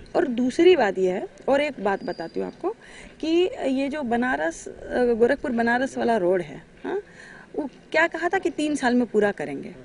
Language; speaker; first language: Hindi; native; Hindi